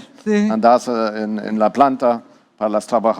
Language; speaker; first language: Spanish; non-native, learner; German